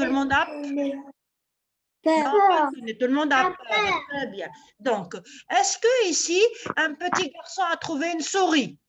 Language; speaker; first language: French; non-native, local second language; Arabic